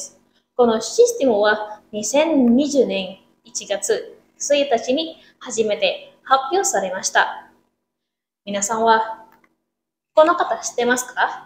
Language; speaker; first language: Japanese; non-native, learner; Indonesian